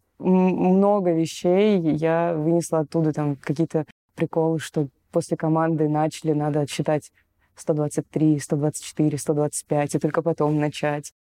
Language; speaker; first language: Russian; native; Russian